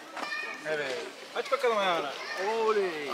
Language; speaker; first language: Turkish; native; Turkish